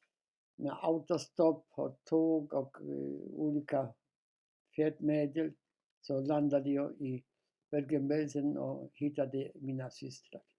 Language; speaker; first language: Swedish; non-native, fluent; Polish